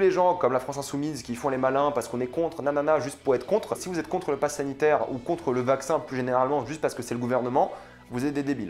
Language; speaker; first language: French; native; French